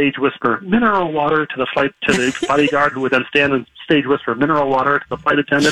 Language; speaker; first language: English; native; English